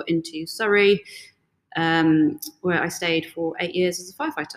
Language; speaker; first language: English; native; English